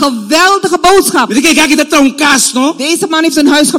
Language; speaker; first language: Dutch; non-native, local second language; Papiamento